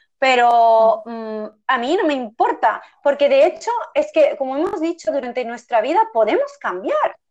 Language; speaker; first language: Spanish; early bilingual, other home language; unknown